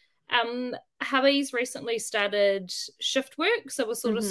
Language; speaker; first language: English; native; English